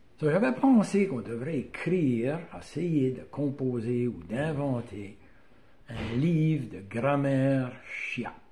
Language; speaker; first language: French; native; French